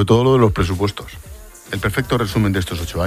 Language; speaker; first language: Spanish; native; Spanish